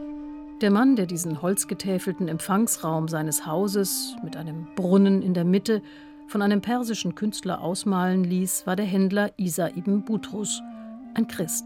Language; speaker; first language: German; native; German